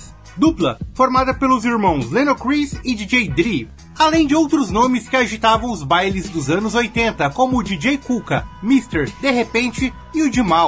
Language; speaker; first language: Portuguese; native; Portuguese